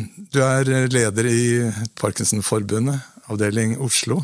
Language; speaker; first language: Norwegian; native; Norwegian